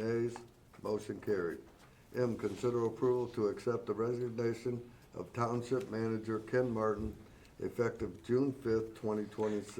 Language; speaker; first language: English; native; English